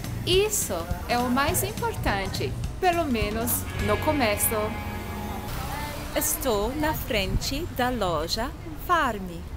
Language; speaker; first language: Portuguese; non-native, fluent; Croatian